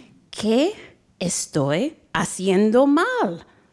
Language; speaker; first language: Spanish; non-native, learner; English